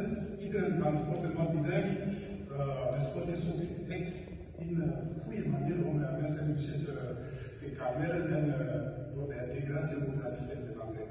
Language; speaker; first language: Dutch; non-native, learner; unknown